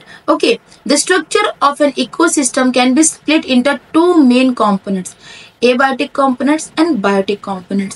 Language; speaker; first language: English; non-native, local second language; Hindi